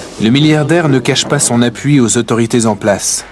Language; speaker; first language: French; native; French